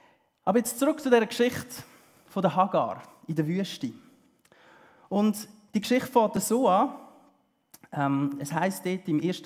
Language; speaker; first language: German; early bilingual, heritage; German